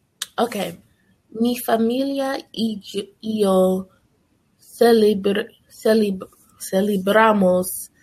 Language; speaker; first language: Spanish; non-native, learner; English